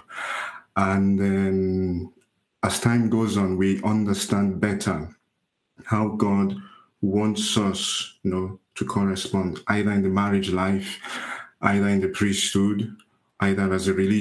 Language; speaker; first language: English; non-native, local second language; Igbo